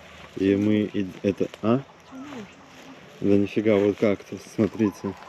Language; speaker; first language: Russian; non-native, local second language; Georgian